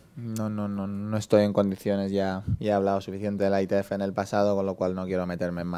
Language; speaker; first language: Spanish; native; Spanish